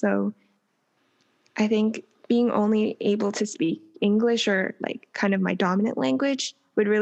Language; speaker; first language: English; native; English